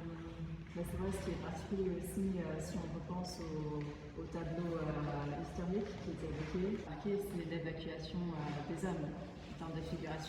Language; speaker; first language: French; native; French